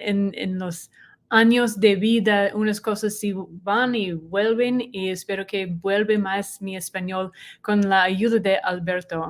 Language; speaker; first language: Spanish; non-native, learner; English